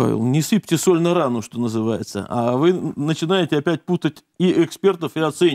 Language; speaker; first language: Russian; native; Russian